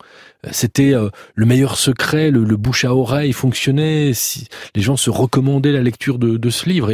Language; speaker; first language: French; native; French